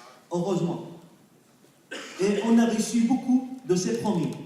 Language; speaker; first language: French; non-native, fluent; Arabic